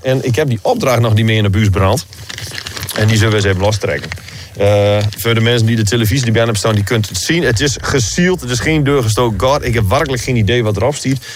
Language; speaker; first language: Dutch; native; Dutch